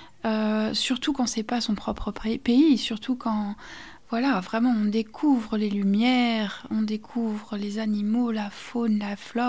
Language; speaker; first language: French; native; French